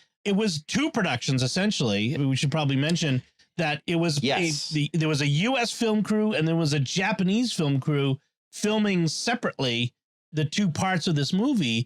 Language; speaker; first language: English; native; English